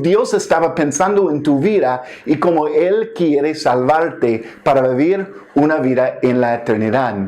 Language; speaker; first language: Spanish; non-native, fluent; English